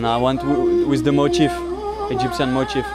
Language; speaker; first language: English; non-native, learner; French